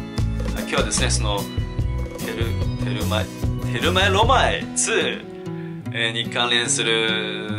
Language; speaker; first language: Japanese; non-native, fluent; Chinese